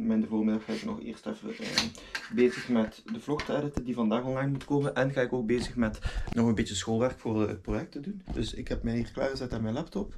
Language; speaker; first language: Dutch; native; Dutch